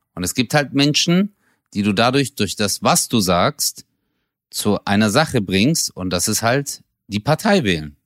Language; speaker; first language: German; early bilingual, other home language; Turkish